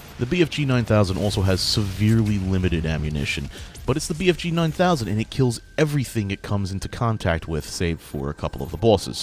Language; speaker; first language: English; native; English